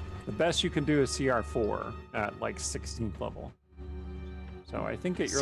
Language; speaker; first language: English; native; English